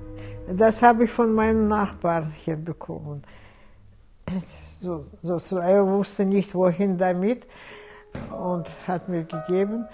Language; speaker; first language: German; non-native, fluent; Russian